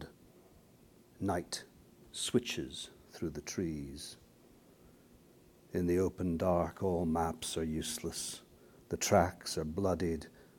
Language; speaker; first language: English; native; English